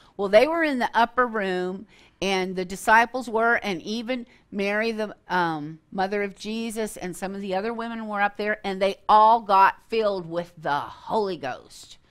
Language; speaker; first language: English; native; English